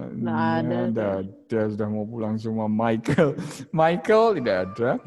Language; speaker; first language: Indonesian; native; Indonesian